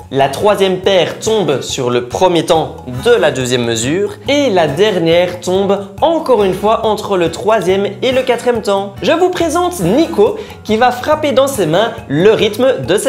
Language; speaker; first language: French; native; French